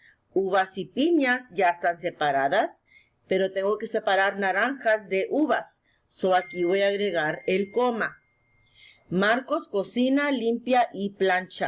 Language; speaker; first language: Spanish; early bilingual, heritage; Spanish